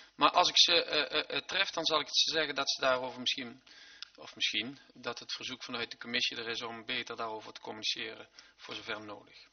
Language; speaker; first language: Dutch; native; Dutch